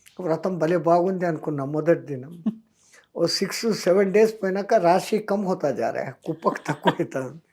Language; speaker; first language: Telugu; non-native, local second language; Hindi